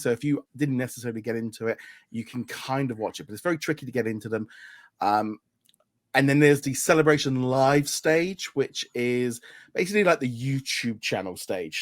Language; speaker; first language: English; native; English